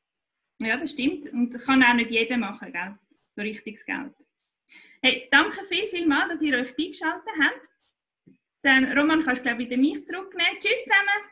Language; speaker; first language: German; native; German